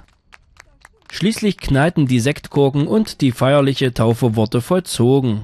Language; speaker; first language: German; native; German